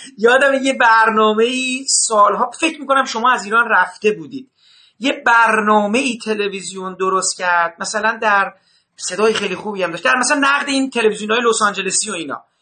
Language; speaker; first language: Persian; native; Persian